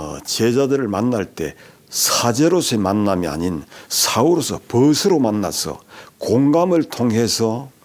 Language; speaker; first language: Korean; native; Korean